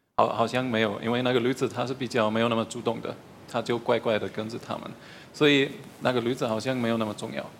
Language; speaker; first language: Chinese; non-native, fluent; German